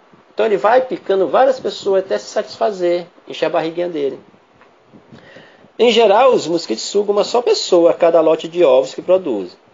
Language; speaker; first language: Portuguese; native; Portuguese